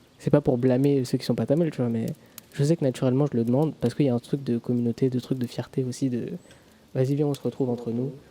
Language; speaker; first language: French; early bilingual, other home language; Tamil